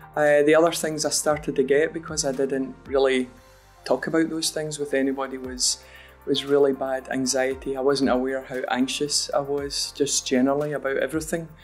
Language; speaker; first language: English; native; English